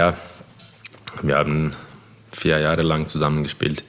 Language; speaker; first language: German; non-native, fluent; Croatian